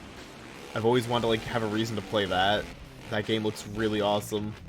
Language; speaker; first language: English; native; English